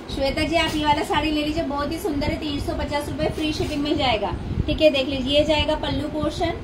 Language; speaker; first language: Hindi; non-native, local second language; Marathi